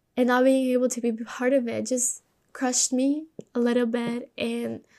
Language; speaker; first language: English; early bilingual, other home language; Spanish